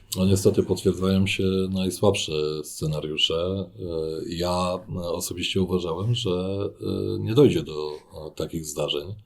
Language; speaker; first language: Polish; native; Polish